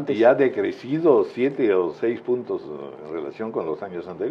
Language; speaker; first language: Spanish; native; Spanish